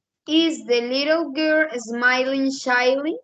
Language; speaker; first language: English; non-native, learner; Spanish